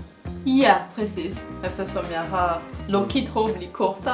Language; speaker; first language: Swedish; non-native, fluent; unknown